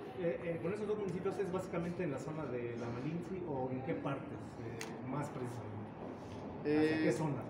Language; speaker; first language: Spanish; native; Spanish